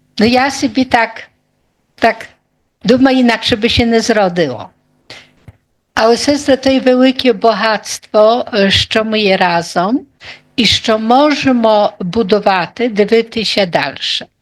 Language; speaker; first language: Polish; non-native, local second language; Ukrainian